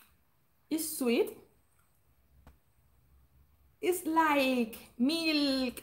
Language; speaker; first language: English; non-native, learner; Spanish